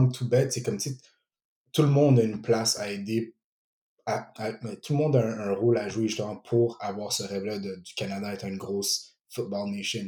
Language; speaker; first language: French; early bilingual, other home language; Ewe